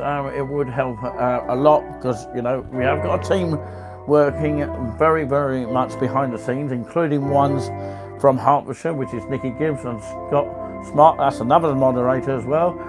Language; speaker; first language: English; native; English